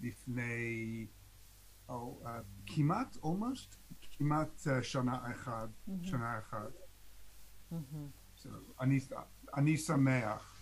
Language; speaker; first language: Hebrew; non-native, learner; English